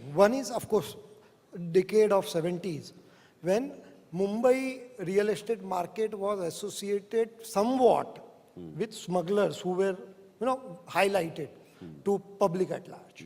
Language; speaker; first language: English; non-native, local second language; Hindi